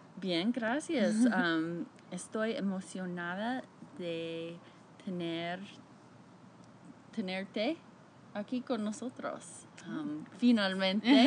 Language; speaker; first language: Spanish; non-native, learner; English